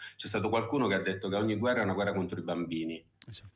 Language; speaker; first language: Italian; native; Italian